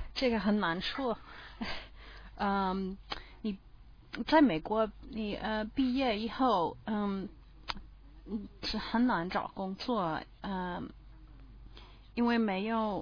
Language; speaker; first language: Chinese; non-native, learner; English